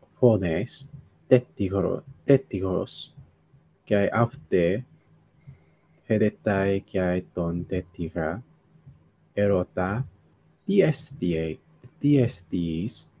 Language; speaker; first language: Greek; non-native, learner; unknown